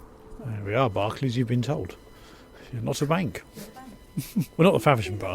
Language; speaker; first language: English; native; English